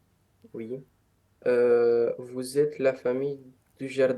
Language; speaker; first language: French; non-native, learner; Romanian